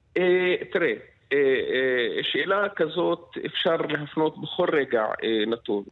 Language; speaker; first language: Hebrew; non-native, local second language; Arabic